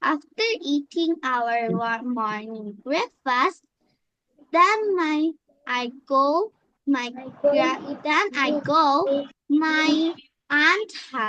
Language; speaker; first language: English; non-native, learner; Bangla